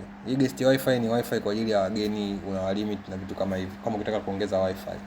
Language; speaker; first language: Swahili; native; Swahili